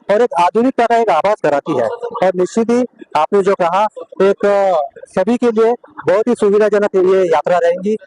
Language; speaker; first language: Hindi; non-native, local second language; Marathi